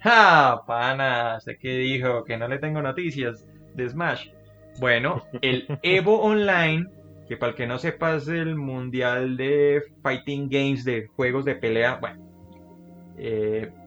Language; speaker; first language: Spanish; native; Spanish